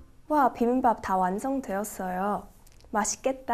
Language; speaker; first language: Korean; non-native, fluent; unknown